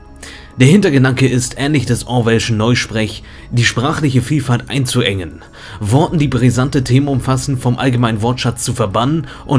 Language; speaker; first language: German; native; German